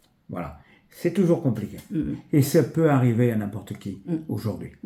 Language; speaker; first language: French; native; French